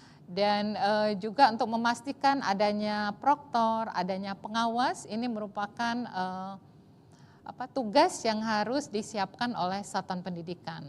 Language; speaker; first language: Indonesian; native; Indonesian